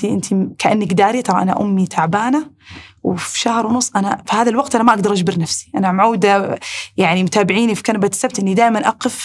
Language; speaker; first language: Arabic; native; Arabic